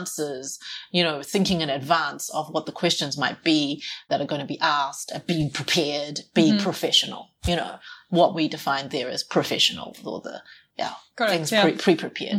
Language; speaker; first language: English; native; English